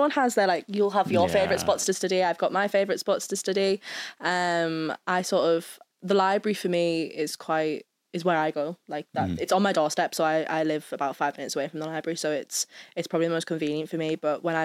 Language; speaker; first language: English; native; English